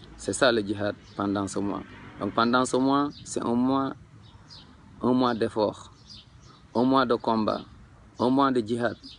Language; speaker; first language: French; non-native, local second language; Wolof